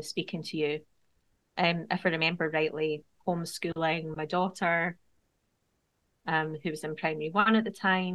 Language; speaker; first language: English; native; English